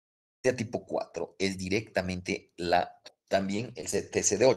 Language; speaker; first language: Spanish; native; Spanish